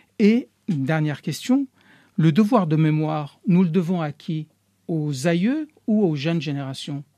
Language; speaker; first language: French; native; French